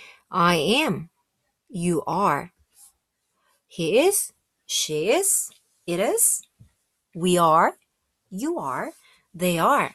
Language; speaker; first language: English; non-native, fluent; Korean